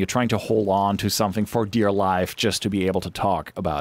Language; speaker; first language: English; native; English